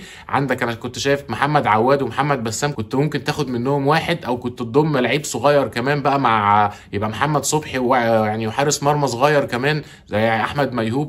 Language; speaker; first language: Arabic; native; Arabic